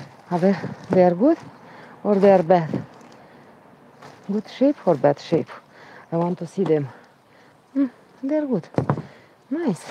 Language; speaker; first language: English; non-native, learner; Romanian